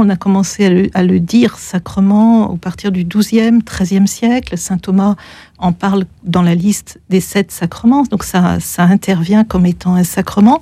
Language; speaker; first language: French; native; French